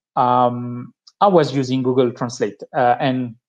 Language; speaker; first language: English; non-native, fluent; French